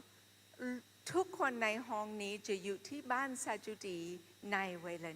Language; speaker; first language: Thai; non-native, fluent; English